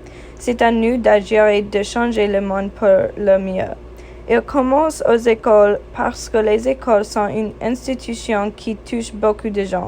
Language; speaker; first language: French; non-native, fluent; English